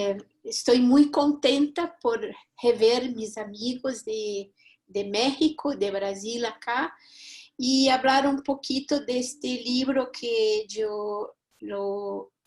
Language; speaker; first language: Spanish; non-native, fluent; Portuguese